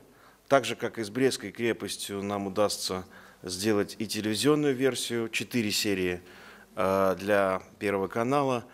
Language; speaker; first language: Russian; native; Russian